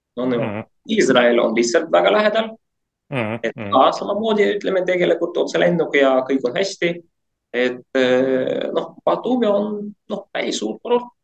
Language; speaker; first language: Estonian; non-native, local second language; Russian